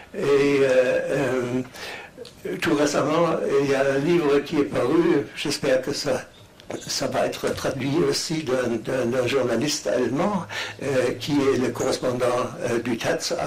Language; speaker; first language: French; non-native, fluent; German